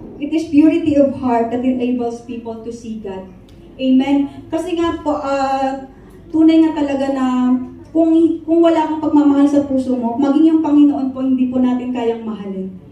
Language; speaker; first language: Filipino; non-native, local second language; Cebuano